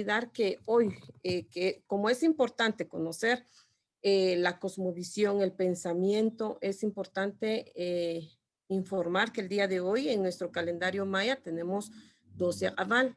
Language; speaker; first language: Spanish; non-native, local second language; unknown